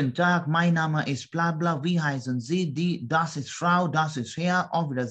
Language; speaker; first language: German; non-native, learner; Hindi